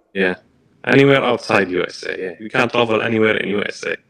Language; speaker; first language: English; non-native, learner; Arabic